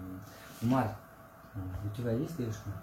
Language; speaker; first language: Russian; non-native, local second language; Kyrgyz